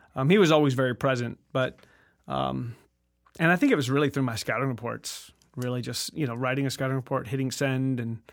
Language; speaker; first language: English; native; English